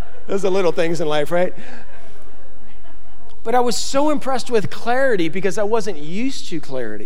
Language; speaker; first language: English; native; English